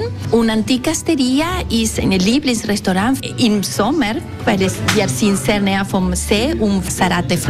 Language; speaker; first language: German; non-native, local second language; Italian